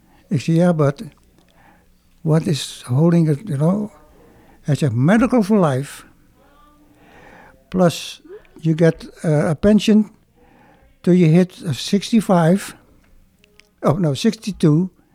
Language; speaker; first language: English; non-native, fluent; Dutch